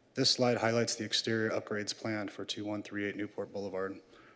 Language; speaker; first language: English; native; English